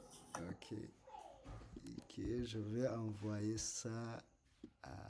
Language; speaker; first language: French; non-native, local second language; Rundi